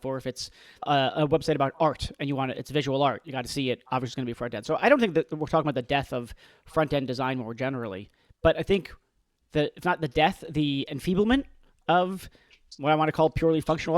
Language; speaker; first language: English; native; English